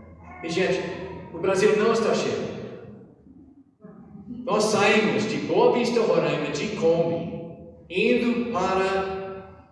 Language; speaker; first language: Portuguese; non-native, fluent; English